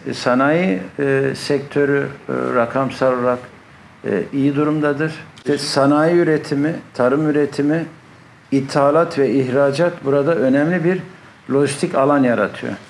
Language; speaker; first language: Turkish; native; Turkish